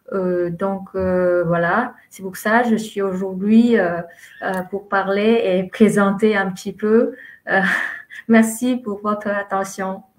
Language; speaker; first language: French; non-native, fluent; Vietnamese